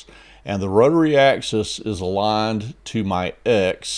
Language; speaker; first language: English; native; English